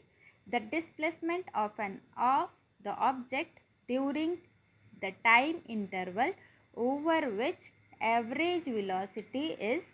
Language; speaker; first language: English; non-native, local second language; Marathi